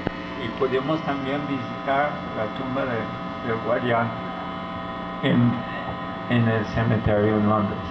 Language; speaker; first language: Spanish; non-native, fluent; English